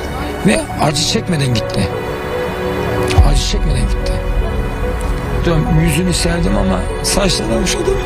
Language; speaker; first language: Turkish; native; Turkish